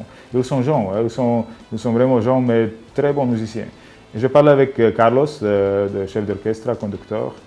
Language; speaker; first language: French; non-native, learner; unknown